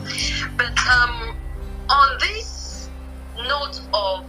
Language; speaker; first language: English; non-native, local second language; Yoruba